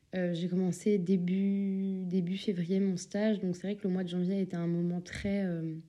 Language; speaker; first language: French; native; French